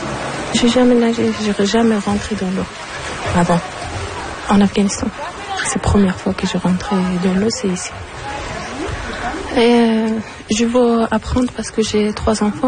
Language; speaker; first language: French; non-native, learner; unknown